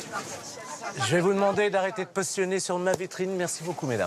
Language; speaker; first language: French; native; French